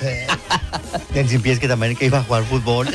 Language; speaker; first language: Spanish; native; Spanish